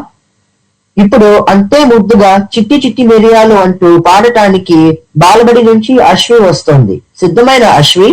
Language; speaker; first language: Telugu; early bilingual, heritage; Telugu